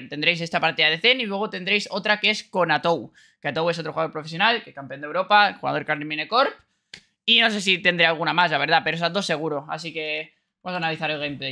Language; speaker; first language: Spanish; native; Spanish